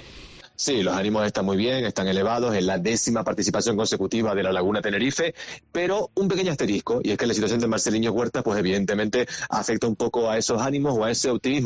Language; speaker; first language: Spanish; native; Spanish